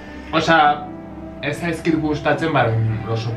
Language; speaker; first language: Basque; non-native, local second language; Spanish